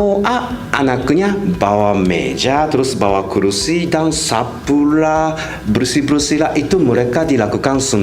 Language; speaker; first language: Indonesian; non-native, fluent; Japanese